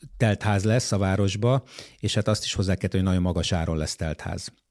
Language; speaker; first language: Hungarian; native; Hungarian